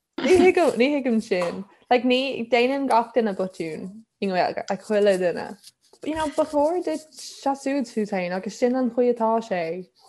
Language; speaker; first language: Irish; non-native, local second language; English